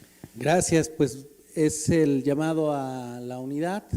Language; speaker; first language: Spanish; native; Spanish